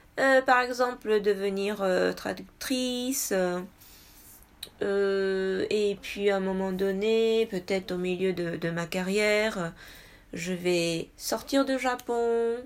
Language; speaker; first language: French; non-native, fluent; Japanese